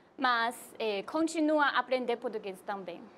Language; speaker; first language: Portuguese; non-native, learner; Chinese